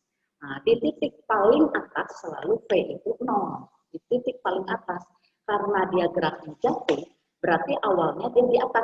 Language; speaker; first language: Indonesian; native; Indonesian